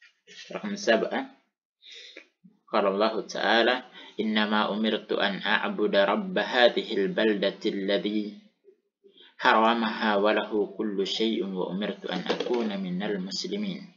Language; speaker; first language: Arabic; non-native, fluent; Indonesian